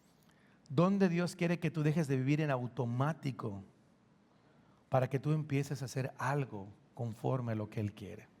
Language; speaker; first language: Spanish; native; Spanish